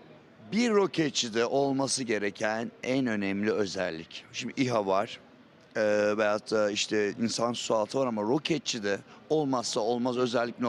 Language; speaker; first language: Turkish; native; Turkish